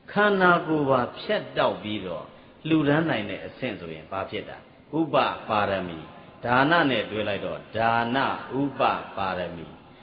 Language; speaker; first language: Burmese; native; Burmese